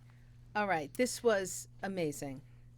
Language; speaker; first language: English; native; English